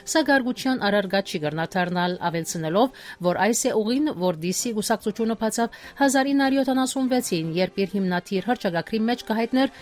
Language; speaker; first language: Armenian; early bilingual, heritage; Armenian